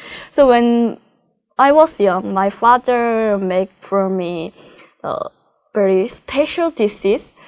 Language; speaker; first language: English; non-native, learner; Korean